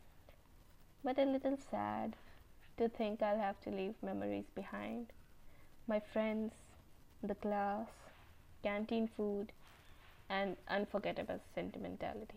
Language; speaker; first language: English; non-native, local second language; Hindi